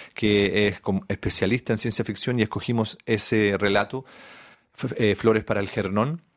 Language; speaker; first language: Spanish; native; Spanish